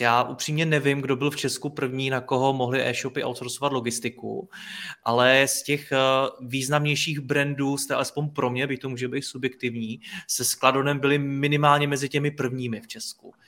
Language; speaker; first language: Czech; native; Czech